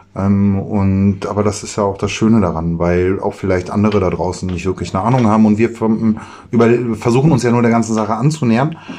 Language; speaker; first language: German; native; German